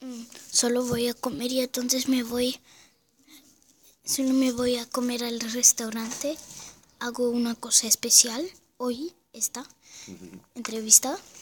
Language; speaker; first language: Spanish; non-native, learner; German